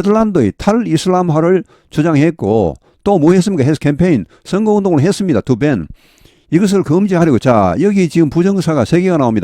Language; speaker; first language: Korean; native; Korean